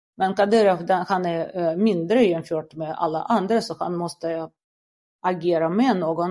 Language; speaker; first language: Swedish; non-native, fluent; Russian